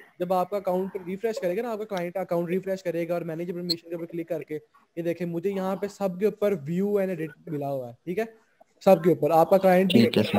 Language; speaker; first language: Urdu; non-native, local second language; Punjabi